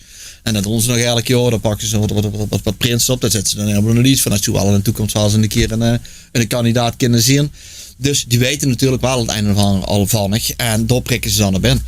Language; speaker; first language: Dutch; native; Dutch